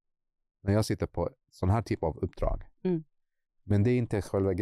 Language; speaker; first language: Swedish; non-native, fluent; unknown